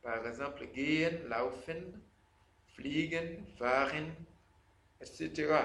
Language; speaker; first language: German; non-native, fluent; French